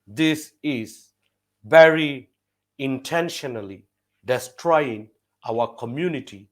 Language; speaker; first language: English; non-native, fluent; Burmese